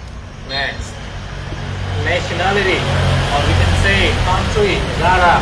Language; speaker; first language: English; non-native, learner; Indonesian